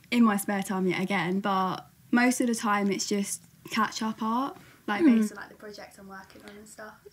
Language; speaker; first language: English; native; English